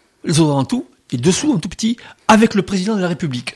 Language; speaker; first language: French; native; French